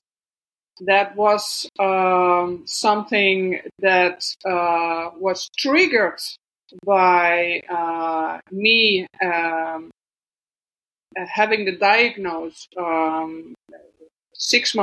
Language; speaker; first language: English; non-native, fluent; Dutch